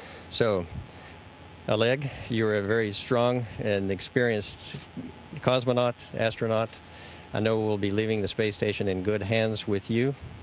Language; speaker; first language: English; native; English